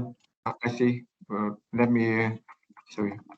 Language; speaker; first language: English; non-native, learner; Vietnamese